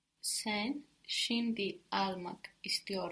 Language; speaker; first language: Turkish; non-native, learner; English